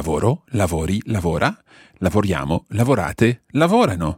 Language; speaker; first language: Italian; non-native, fluent; English